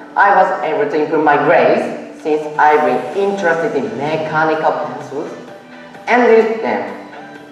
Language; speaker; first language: English; non-native, learner; Japanese